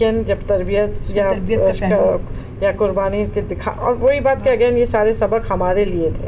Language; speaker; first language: Urdu; native; Urdu